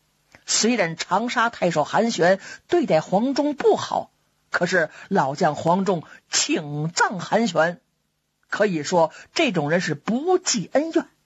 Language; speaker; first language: Chinese; native; Chinese